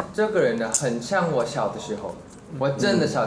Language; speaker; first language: Chinese; early bilingual, heritage; English